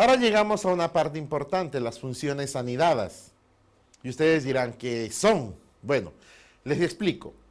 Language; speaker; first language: Spanish; native; Spanish